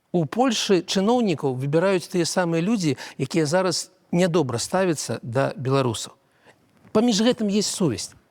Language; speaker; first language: Belarusian; non-native, local second language; Russian